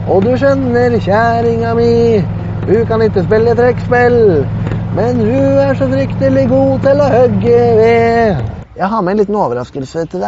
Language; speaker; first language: Norwegian; native; Norwegian